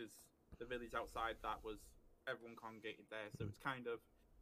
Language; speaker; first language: English; native; English